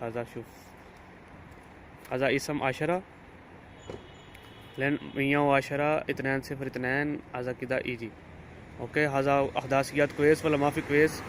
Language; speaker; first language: Arabic; non-native, learner; Urdu